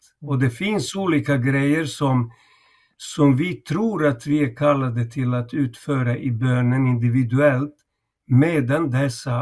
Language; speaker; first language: Swedish; non-native, fluent; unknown